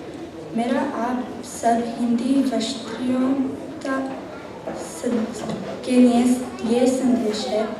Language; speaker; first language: Hindi; early bilingual, heritage; Hindi